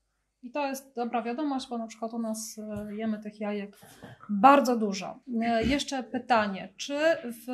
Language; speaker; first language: Polish; native; Polish